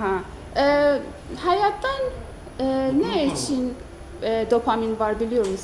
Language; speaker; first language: Turkish; non-native, learner; Persian